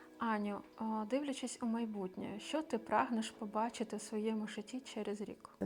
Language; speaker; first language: Ukrainian; native; Ukrainian